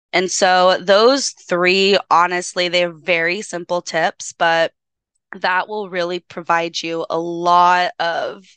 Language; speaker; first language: English; native; English